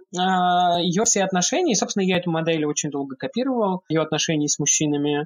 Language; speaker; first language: Russian; early bilingual, heritage; Russian